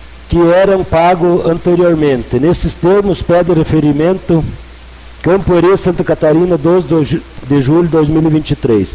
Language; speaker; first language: Portuguese; native; Portuguese